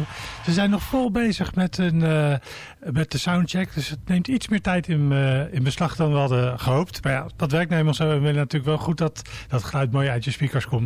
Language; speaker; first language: Dutch; native; Dutch